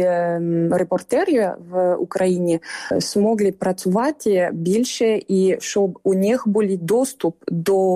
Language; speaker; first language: Ukrainian; non-native, fluent; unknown